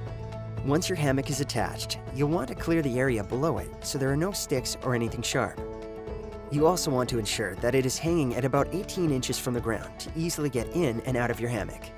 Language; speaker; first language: English; native; English